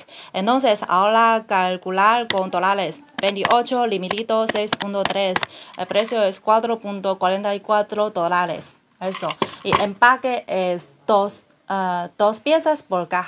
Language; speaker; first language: Spanish; non-native, learner; Chinese